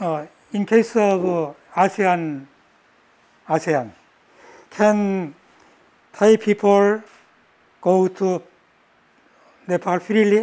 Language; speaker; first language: English; non-native, learner; Korean